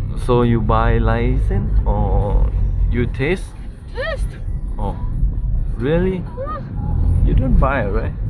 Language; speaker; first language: English; non-native, learner; Thai